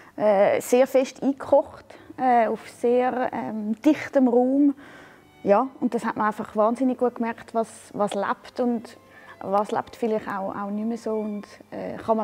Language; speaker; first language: German; native; German